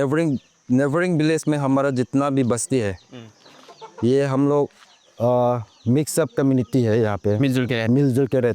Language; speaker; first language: Hindi; non-native, local second language; Manipuri